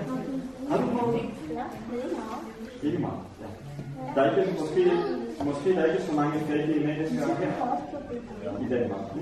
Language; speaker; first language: Danish; non-native, fluent; Vietnamese